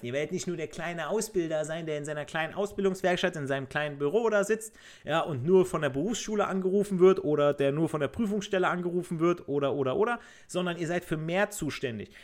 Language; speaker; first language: German; native; German